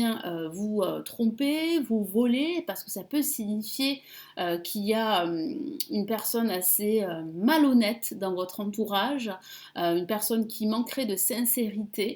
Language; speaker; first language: French; native; French